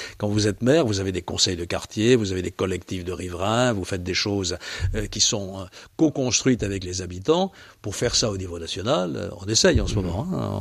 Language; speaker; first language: French; native; French